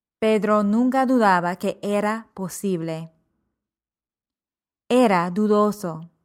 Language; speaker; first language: Spanish; non-native, fluent; English